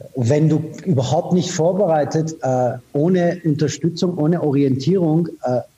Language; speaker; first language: German; non-native, fluent; Persian